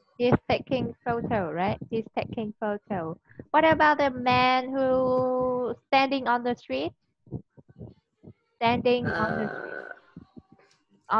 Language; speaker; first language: English; non-native, fluent; Vietnamese